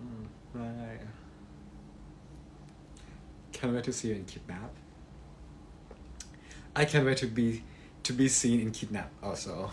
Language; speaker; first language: English; non-native, learner; Thai